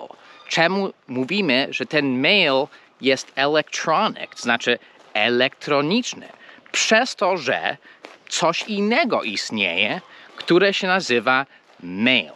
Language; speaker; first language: Polish; non-native, fluent; English